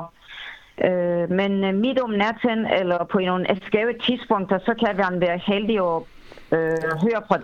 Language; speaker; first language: Danish; non-native, fluent; Persian